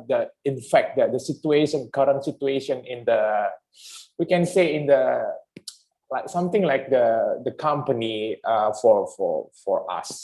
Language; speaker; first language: English; non-native, fluent; Indonesian